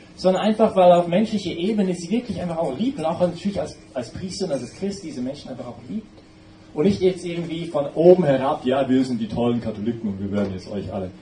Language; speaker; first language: German; non-native, fluent; English